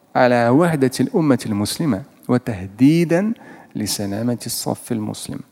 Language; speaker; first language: Arabic; non-native, fluent; Russian